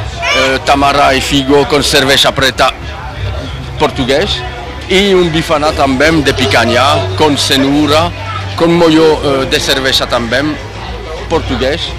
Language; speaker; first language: Portuguese; non-native, learner; French